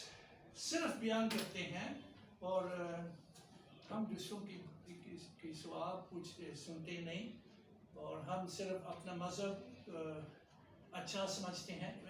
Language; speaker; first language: Hindi; non-native, fluent; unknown